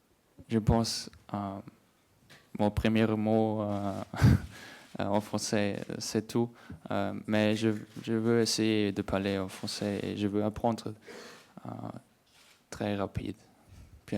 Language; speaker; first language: French; non-native, learner; German